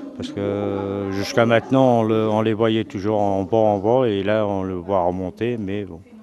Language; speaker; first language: French; early bilingual, other home language; Portuguese